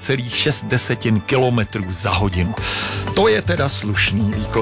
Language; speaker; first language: Czech; native; Czech